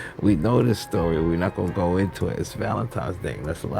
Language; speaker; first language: English; native; English